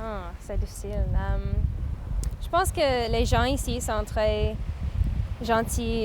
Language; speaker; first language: French; non-native, fluent; English